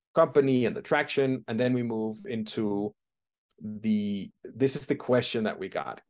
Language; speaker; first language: English; non-native, fluent; Danish